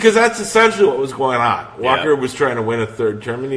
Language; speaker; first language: English; native; English